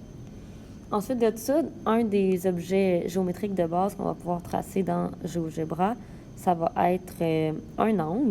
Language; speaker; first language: French; native; French